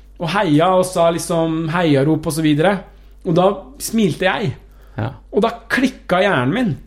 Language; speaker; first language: Norwegian; non-native, local second language; Persian